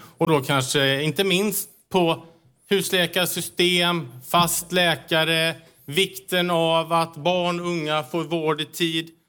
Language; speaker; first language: Swedish; native; Swedish